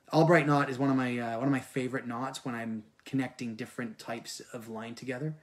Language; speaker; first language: English; native; English